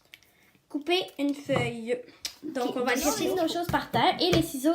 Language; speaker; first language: French; native; French